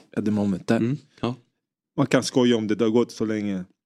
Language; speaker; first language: Swedish; early bilingual, other home language; Greek